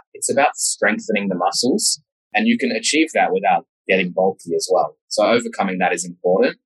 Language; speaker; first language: English; native; English